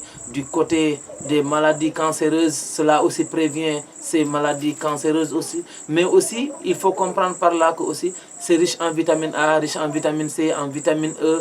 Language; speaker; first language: French; non-native, local second language; Mandingo